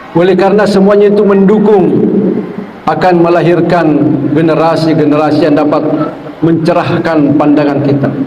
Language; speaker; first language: Malay; non-native, local second language; Buginese